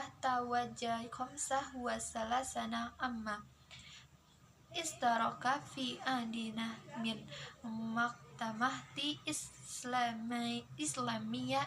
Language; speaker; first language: Arabic; non-native, learner; Indonesian